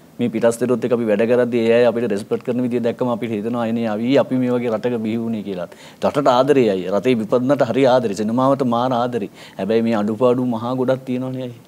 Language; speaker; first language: Sinhala; native; Sinhala